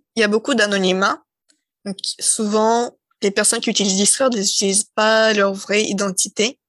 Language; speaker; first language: French; non-native, fluent; Russian